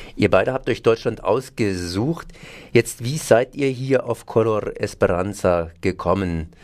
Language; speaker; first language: German; native; German